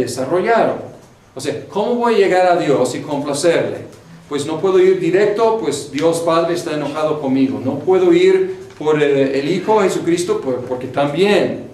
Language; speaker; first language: Spanish; non-native, fluent; English